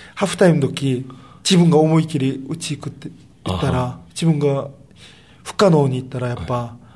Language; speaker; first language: Japanese; early bilingual, other home language; Korean